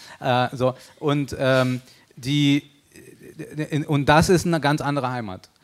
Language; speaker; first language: German; early bilingual, other home language; Russian